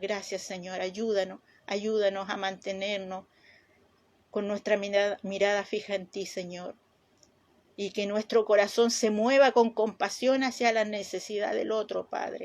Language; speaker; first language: Spanish; native; Spanish